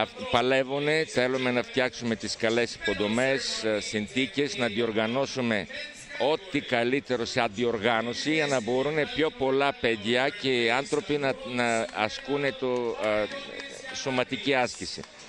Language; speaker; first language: Greek; non-native, fluent; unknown